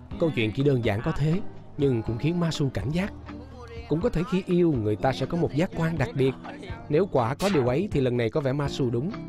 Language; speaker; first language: Vietnamese; native; Vietnamese